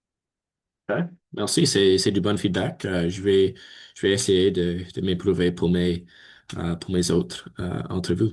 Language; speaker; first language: French; non-native, learner; English